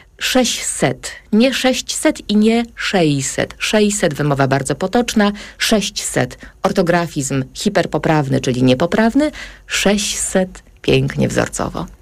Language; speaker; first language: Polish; native; Polish